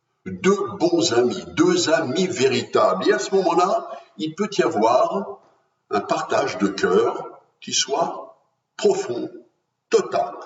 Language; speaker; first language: French; native; French